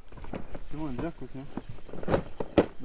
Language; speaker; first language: French; native; French